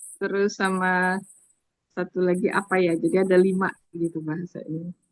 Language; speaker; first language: Indonesian; native; Indonesian